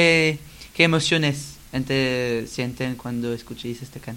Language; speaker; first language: Spanish; non-native, learner; French